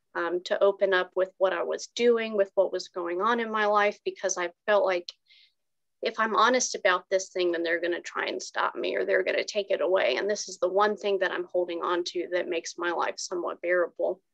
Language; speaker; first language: English; native; English